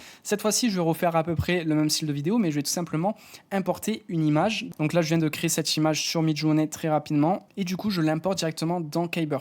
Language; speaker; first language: French; native; French